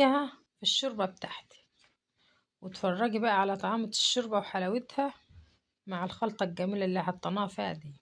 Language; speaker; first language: Arabic; native; Arabic